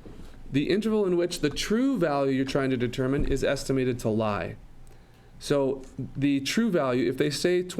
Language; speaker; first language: English; native; English